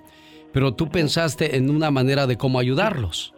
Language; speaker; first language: Spanish; native; Spanish